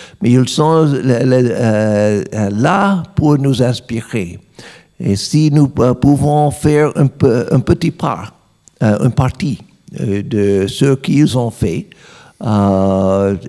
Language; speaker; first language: French; non-native, learner; English